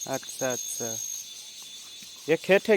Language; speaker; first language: Hindi; non-native, local second language; Assamese